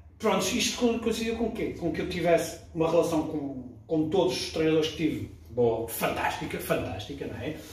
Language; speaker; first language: Portuguese; early bilingual, other home language; French